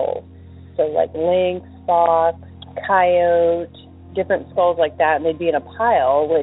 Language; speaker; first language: English; native; English